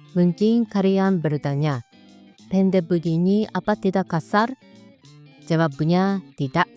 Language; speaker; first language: Indonesian; non-native, fluent; Japanese